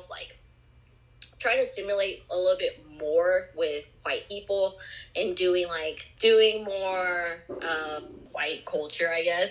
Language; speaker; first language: English; native; English